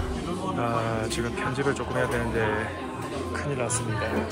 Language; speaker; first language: Korean; native; Korean